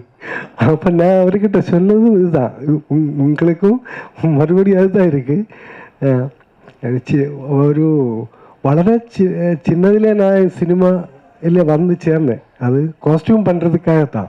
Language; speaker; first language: Tamil; non-native, learner; Malayalam